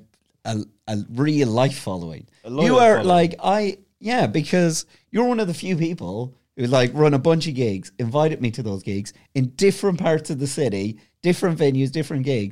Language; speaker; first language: English; native; English